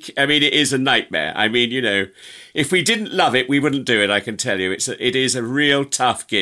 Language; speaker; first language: English; native; English